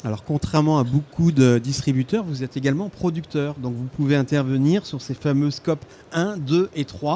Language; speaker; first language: French; native; French